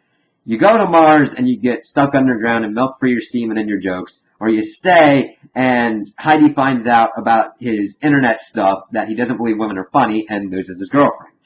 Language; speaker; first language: English; native; English